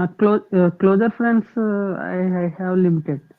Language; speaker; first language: English; non-native, learner; Telugu